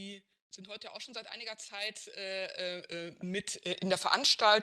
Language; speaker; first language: German; native; German